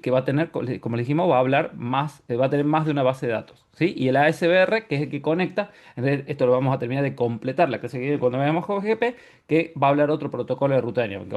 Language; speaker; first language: Spanish; native; Spanish